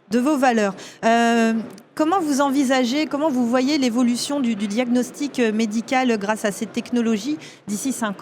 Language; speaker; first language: French; native; French